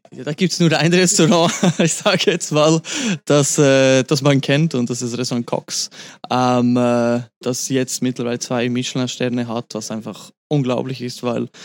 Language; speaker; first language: German; native; German